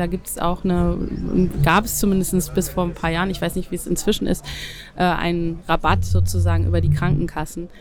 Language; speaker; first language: German; native; German